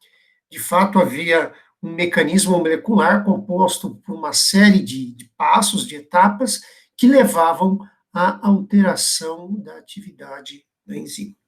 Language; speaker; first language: Portuguese; native; Portuguese